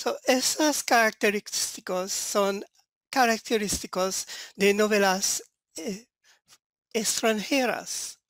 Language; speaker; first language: Spanish; non-native, fluent; French